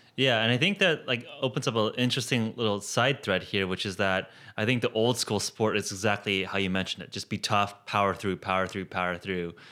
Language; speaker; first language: English; native; English